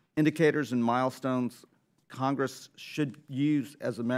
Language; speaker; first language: English; native; English